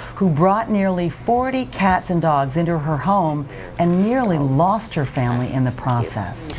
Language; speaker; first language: English; native; English